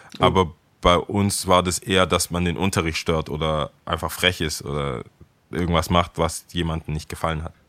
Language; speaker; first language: German; early bilingual, other home language; Akan